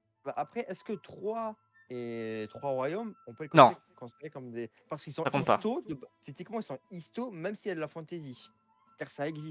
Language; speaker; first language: French; native; French